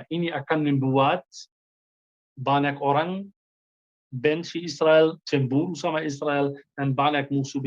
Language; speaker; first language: Indonesian; non-native, fluent; Hebrew